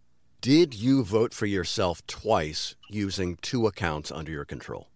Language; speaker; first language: English; native; English